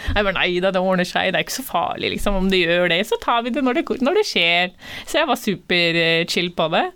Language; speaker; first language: Norwegian; early bilingual, other home language; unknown